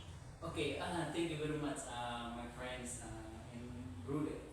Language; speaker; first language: English; non-native, learner; Indonesian